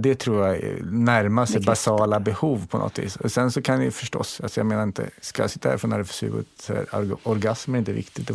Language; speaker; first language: Swedish; native; Swedish